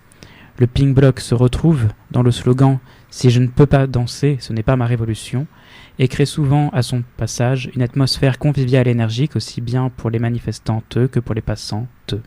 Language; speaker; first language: French; native; French